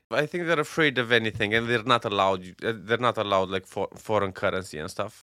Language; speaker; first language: English; non-native, fluent; Romanian